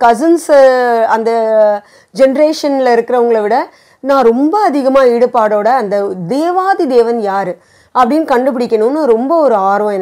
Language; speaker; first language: Tamil; native; Tamil